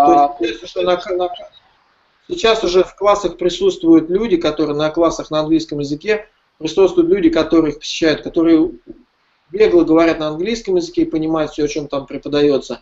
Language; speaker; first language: Russian; native; Russian